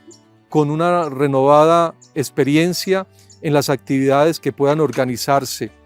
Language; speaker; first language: Spanish; native; Spanish